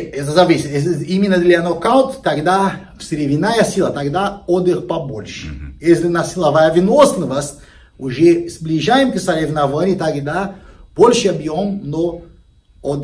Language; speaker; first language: Russian; non-native, learner; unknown